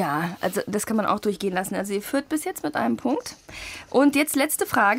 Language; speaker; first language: German; native; German